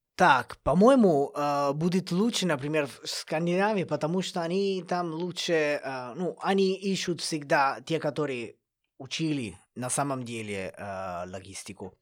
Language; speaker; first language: Russian; non-native, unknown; Italian